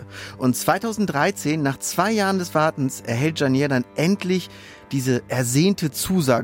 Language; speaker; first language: German; native; German